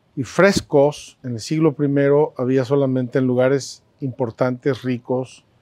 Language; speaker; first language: Spanish; native; Spanish